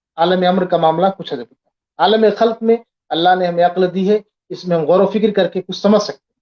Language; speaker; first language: Urdu; native; Urdu